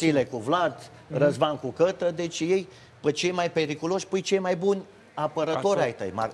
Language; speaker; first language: Romanian; native; Romanian